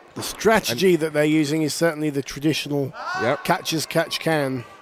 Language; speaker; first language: English; native; English